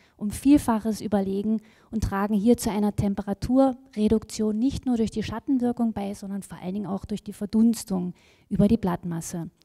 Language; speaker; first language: German; native; German